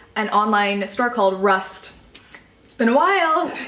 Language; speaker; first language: English; native; English